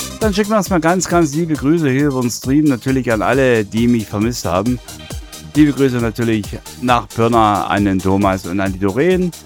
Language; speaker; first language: German; native; German